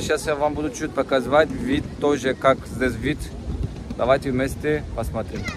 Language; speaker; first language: Russian; non-native, learner; Turkish